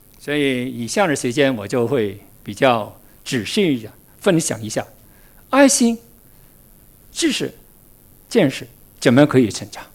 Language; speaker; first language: Chinese; non-native, local second language; Min Nan Chinese